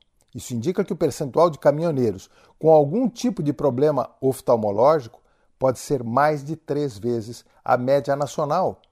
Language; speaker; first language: Portuguese; native; Portuguese